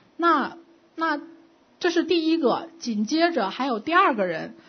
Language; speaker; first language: Chinese; native; Chinese